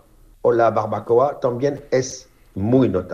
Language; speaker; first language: Spanish; non-native, fluent; French